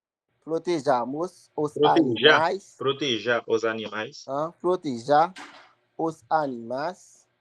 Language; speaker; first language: Portuguese; non-native, learner; Haitian Creole